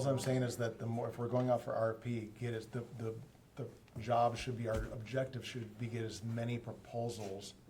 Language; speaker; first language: English; native; English